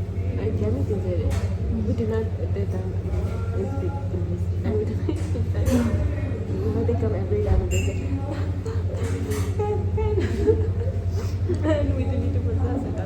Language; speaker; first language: English; non-native, learner; Tibetan